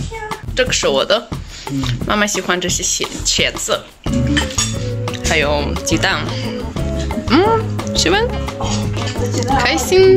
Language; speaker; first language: Chinese; non-native, learner; Russian